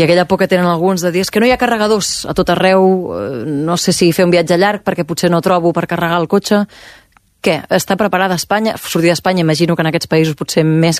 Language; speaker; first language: Catalan; native; Catalan